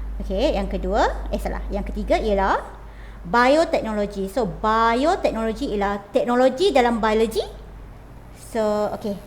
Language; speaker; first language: Malay; native; Malay